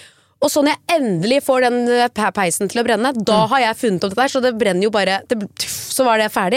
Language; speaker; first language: Norwegian; native; Norwegian